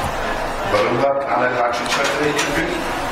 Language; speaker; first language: German; native; German